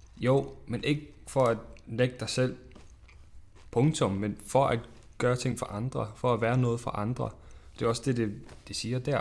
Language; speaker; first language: Danish; non-native, fluent; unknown